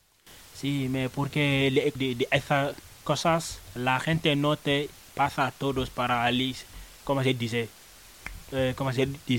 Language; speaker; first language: Spanish; non-native, learner; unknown